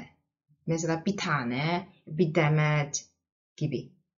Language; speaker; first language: Turkish; non-native, fluent; Chinese